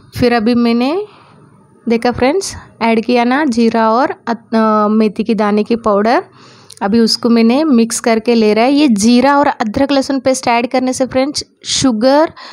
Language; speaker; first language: Hindi; non-native, local second language; Marathi